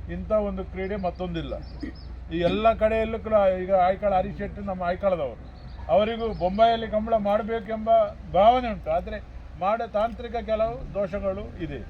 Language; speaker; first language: Kannada; non-native, local second language; Tulu